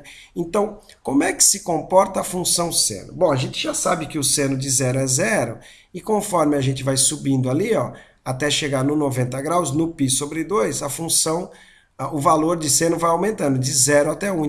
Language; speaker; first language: Portuguese; native; Portuguese